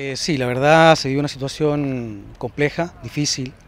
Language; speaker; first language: Spanish; native; Spanish